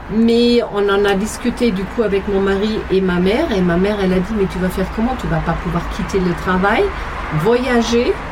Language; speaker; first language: French; non-native, fluent; German